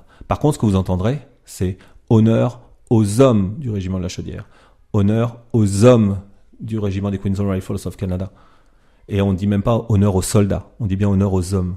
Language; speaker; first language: French; native; French